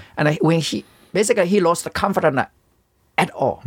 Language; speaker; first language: English; non-native, learner; Chinese